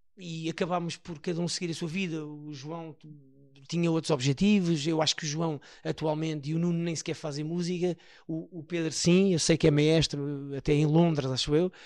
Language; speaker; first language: Portuguese; native; Portuguese